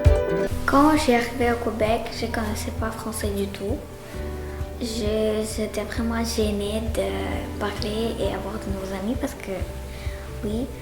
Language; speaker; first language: French; non-native, learner; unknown